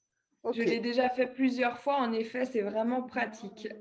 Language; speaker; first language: French; native; French